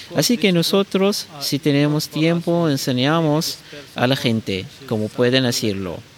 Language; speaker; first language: Spanish; non-native, learner; Arabic